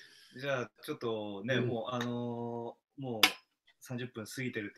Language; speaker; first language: Japanese; native; Japanese